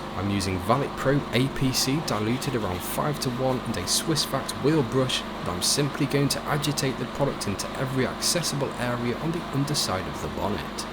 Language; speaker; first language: English; native; English